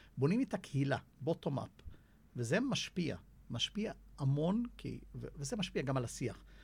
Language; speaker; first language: Hebrew; non-native, local second language; Arabic